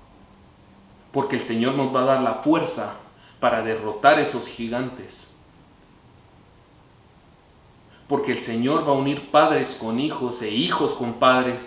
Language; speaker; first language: Spanish; native; Spanish